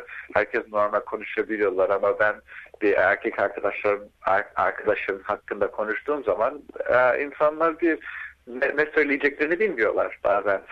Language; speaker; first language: Turkish; early bilingual, heritage; Turkish